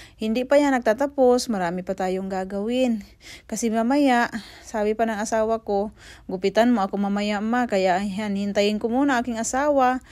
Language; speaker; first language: Filipino; non-native, local second language; Cebuano